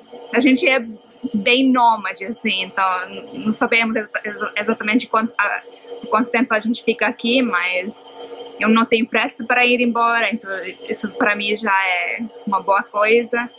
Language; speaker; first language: Portuguese; non-native, fluent; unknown